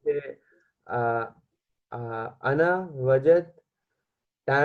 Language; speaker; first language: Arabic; non-native, learner; Hindi